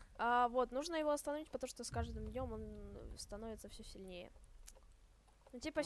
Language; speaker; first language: Russian; native; Russian